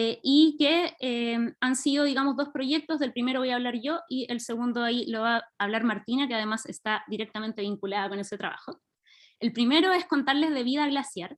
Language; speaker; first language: Spanish; native; Spanish